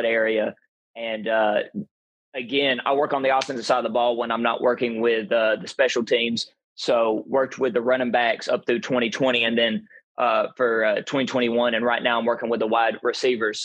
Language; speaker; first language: English; native; English